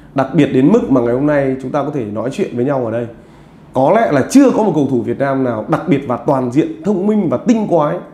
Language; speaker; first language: Vietnamese; native; Vietnamese